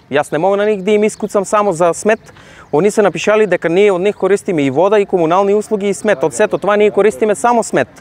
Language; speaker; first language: Macedonian; native; Macedonian